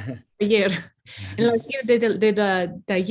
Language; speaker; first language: Spanish; non-native, fluent; English